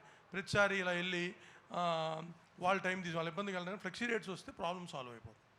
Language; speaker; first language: Telugu; native; Telugu